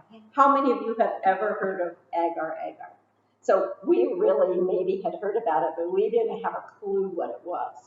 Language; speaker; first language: English; native; English